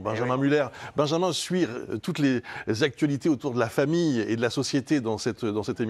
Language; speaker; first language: French; native; French